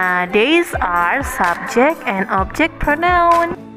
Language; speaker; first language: English; non-native, learner; Indonesian